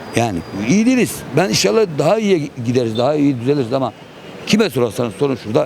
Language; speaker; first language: Turkish; native; Turkish